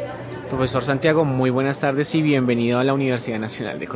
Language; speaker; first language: Spanish; native; Spanish